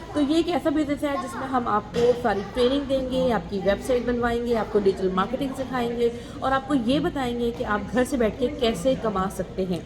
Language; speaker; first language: Urdu; native; Urdu